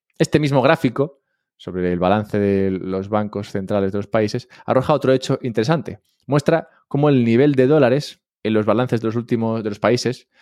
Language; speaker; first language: Spanish; native; Spanish